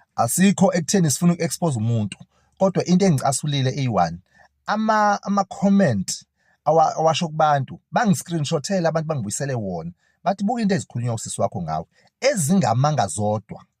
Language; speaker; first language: Zulu; native; Zulu